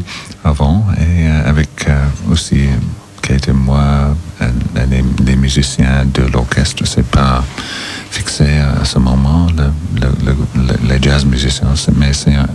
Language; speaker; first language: French; non-native, learner; English